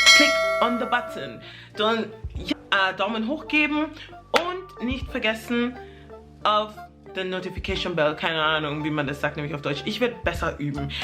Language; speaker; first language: German; early bilingual, other home language; English